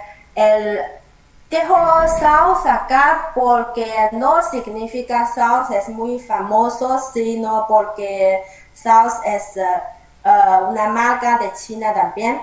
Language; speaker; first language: Spanish; non-native, learner; Chinese